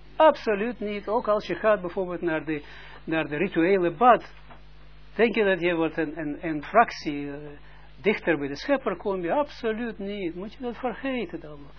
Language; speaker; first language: Dutch; non-native, fluent; Russian